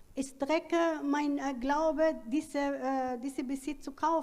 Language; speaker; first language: German; non-native, learner; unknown